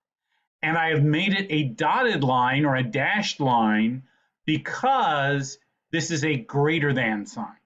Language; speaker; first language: English; native; English